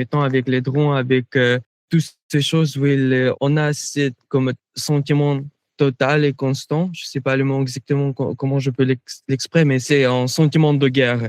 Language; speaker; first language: French; non-native, fluent; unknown